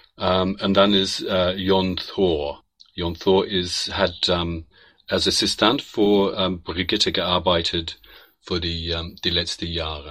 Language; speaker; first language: German; non-native, learner; English